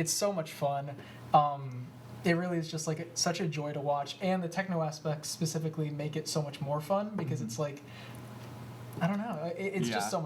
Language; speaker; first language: English; native; English